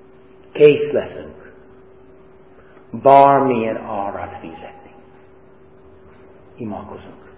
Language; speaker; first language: Hungarian; non-native, fluent; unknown